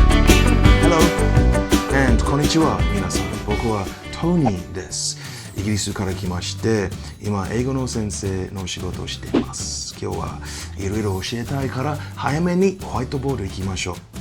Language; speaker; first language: Japanese; non-native, fluent; English